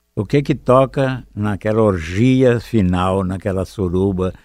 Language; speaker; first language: Portuguese; native; Portuguese